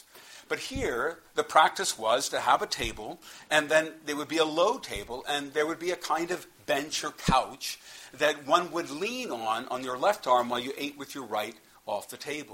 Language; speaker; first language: English; native; English